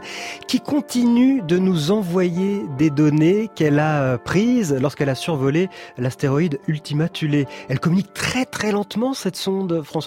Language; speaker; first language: French; native; French